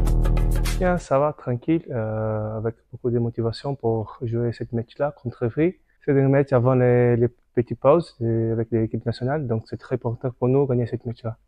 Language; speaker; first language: French; non-native, fluent; Portuguese